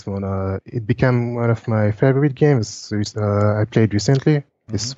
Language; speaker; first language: English; non-native, fluent; French